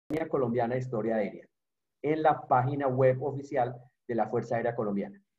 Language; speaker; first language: Spanish; native; Spanish